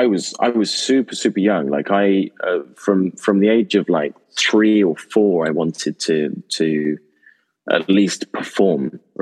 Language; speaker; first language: English; native; English